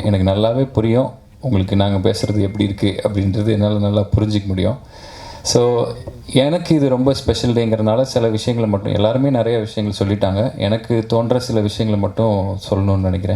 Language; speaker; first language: Tamil; native; Tamil